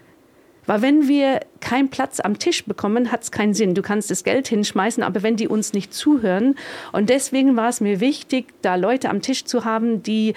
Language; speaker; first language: German; non-native, fluent; English